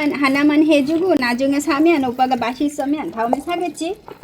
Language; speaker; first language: Korean; non-native, learner; Bangla